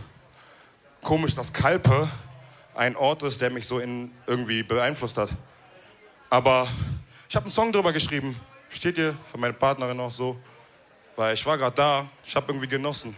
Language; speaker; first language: German; early bilingual, other home language; Wolof